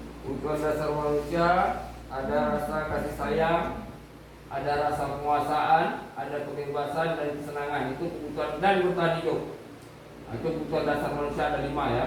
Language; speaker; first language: Indonesian; native; Indonesian